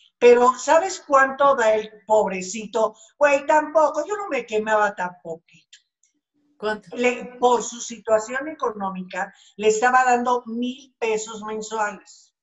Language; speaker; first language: Spanish; native; Spanish